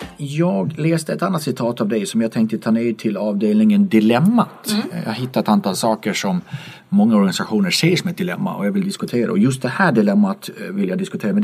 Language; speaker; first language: Swedish; native; Swedish